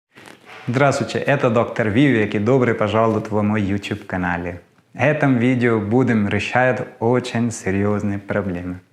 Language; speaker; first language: Russian; non-native, learner; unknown